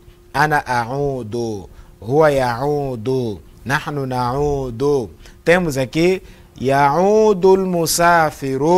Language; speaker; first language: Arabic; non-native, fluent; Portuguese